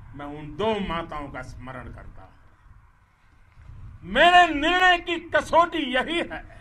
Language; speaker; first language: Hindi; non-native, local second language; Gujarati